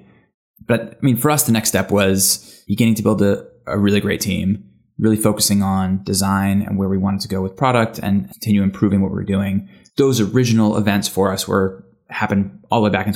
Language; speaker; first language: English; native; English